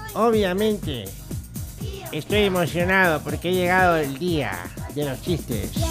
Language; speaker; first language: Spanish; native; Spanish